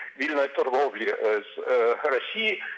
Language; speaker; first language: Ukrainian; non-native, fluent; German